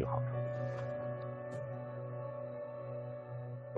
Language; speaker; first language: Chinese; non-native, fluent; Japanese